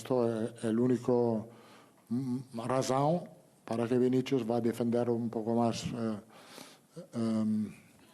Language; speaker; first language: Portuguese; non-native, learner; Italian